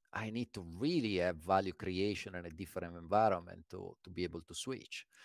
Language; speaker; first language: English; non-native, fluent; Italian